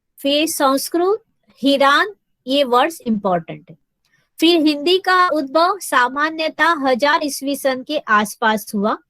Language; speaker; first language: Hindi; non-native, local second language; Marathi